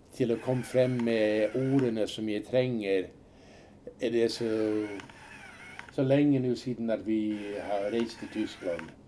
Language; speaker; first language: Norwegian; early bilingual, heritage; Norwegian